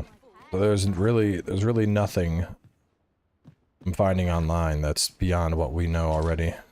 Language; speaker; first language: English; native; English